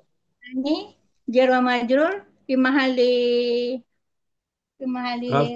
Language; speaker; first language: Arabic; non-native, learner; Indonesian